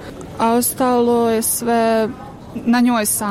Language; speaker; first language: Croatian; native; Croatian